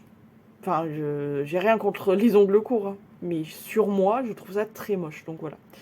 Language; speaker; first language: French; native; French